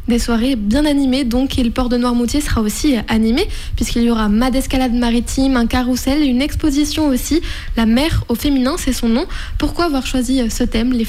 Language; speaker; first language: French; native; French